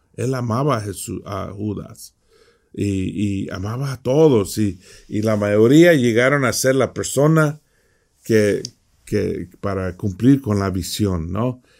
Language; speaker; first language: Spanish; early bilingual, heritage; Spanish